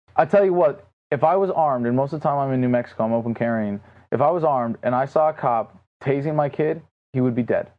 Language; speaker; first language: English; native; English